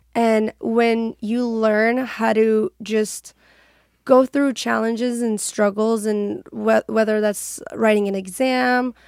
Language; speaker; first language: English; non-native, fluent; Persian